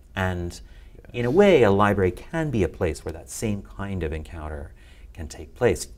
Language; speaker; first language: English; native; English